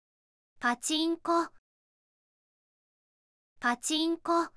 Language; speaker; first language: Japanese; native; Japanese